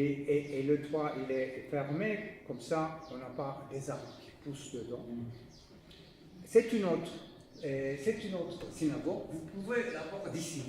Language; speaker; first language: French; non-native, fluent; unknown